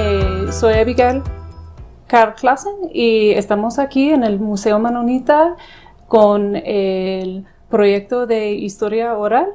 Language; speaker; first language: Spanish; non-native, fluent; English